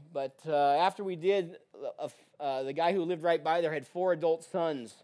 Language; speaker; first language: English; native; English